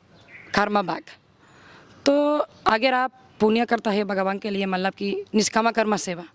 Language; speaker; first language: Hindi; non-native, learner; Spanish